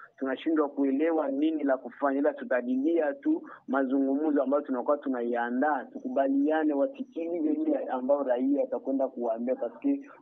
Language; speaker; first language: Swahili; native; Swahili